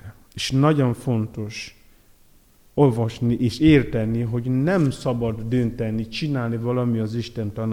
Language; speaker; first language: Hungarian; non-native, learner; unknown